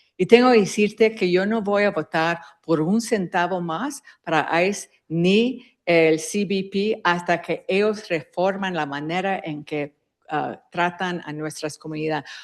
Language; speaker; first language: Spanish; early bilingual, heritage; Spanish